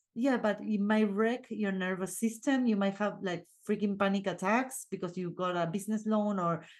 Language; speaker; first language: English; non-native, fluent; Spanish